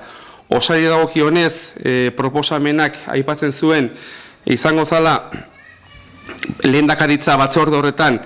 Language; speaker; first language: Basque; native; Basque